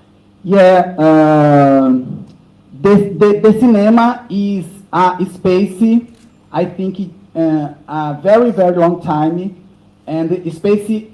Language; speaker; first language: English; non-native, learner; Portuguese